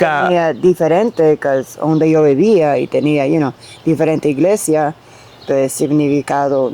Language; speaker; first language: Spanish; early bilingual, heritage; Spanish